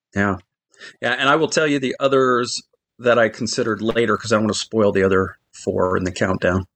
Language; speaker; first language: English; native; English